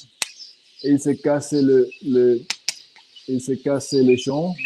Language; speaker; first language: French; non-native, fluent; Swiss German